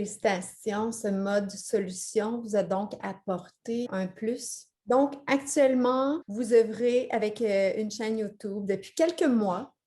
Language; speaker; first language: French; native; French